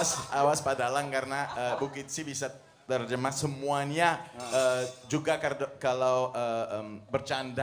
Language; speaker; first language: Indonesian; non-native, fluent; French